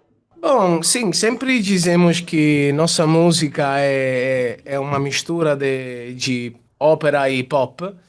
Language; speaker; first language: Portuguese; non-native, fluent; Italian